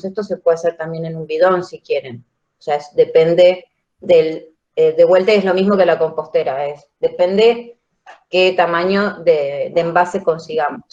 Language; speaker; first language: Spanish; native; Spanish